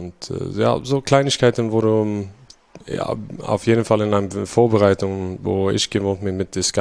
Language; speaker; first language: German; non-native, fluent; Swedish